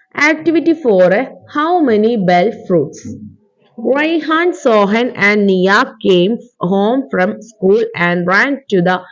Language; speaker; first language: English; non-native, local second language; Malayalam